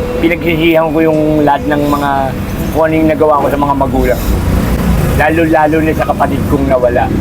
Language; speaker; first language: Filipino; native; Filipino